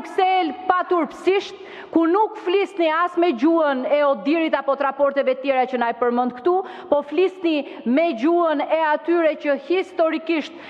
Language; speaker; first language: Albanian; native; Albanian